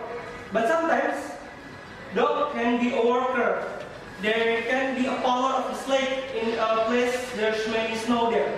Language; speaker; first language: English; non-native, learner; Indonesian